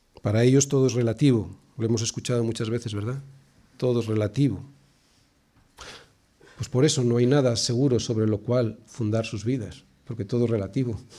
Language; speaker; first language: Spanish; native; Spanish